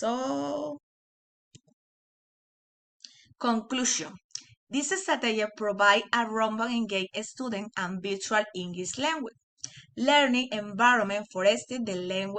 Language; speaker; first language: English; non-native, learner; Spanish